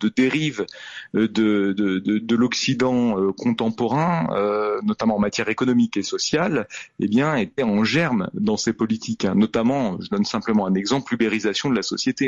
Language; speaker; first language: French; native; French